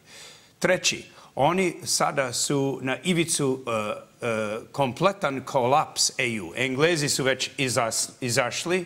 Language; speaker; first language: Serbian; early bilingual, heritage; English